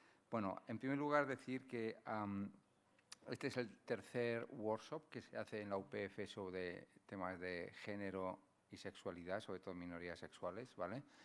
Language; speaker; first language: Spanish; native; Spanish